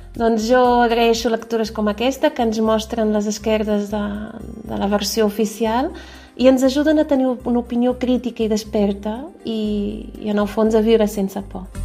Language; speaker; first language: Catalan; non-native, fluent; Portuguese